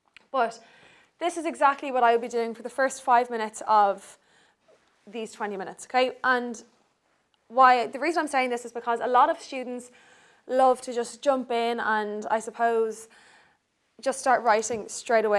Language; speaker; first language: English; native; English